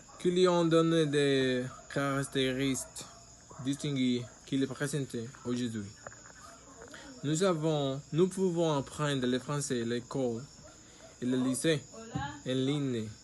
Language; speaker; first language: French; non-native, learner; Spanish